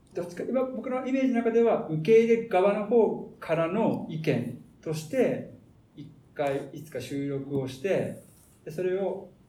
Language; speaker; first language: Japanese; native; Japanese